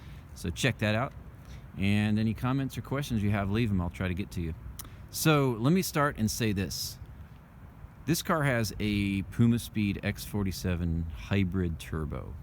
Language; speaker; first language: English; native; English